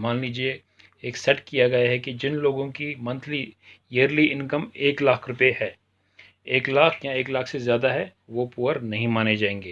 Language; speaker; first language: Hindi; non-native, local second language; Kashmiri